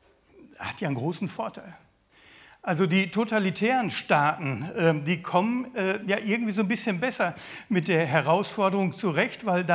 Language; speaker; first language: German; native; German